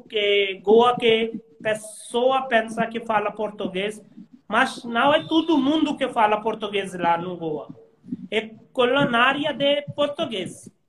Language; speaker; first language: Portuguese; non-native, learner; Hindi